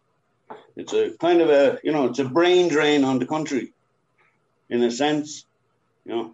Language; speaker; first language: English; native; English